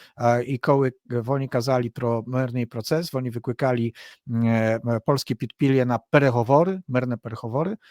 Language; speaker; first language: Polish; non-native, learner; Ukrainian